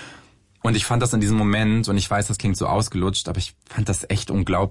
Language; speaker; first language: German; native; German